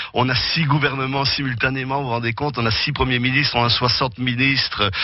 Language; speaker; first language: French; native; French